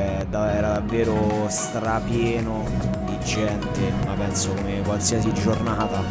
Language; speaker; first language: Italian; native; Italian